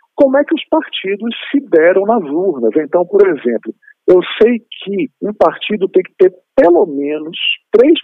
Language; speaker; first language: Portuguese; native; Portuguese